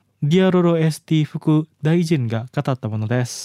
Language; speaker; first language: Japanese; non-native, fluent; Indonesian